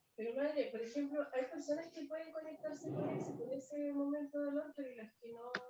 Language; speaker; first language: Spanish; native; Spanish